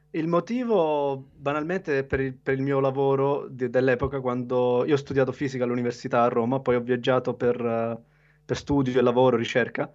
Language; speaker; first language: Italian; native; Italian